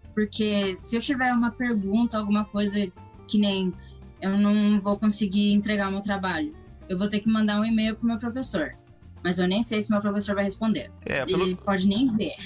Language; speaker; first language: Portuguese; early bilingual, heritage; English